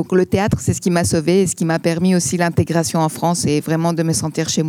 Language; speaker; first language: French; non-native, fluent; Greek